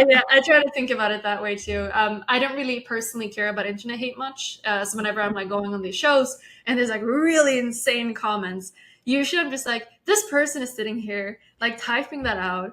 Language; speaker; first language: English; non-native, fluent; Swedish